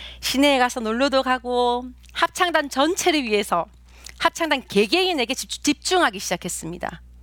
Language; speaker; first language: Korean; native; Korean